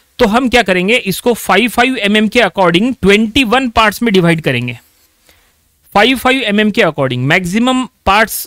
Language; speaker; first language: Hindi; non-native, local second language; Marathi